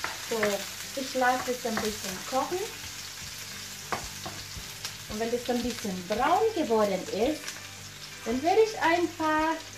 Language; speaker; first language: German; non-native, fluent; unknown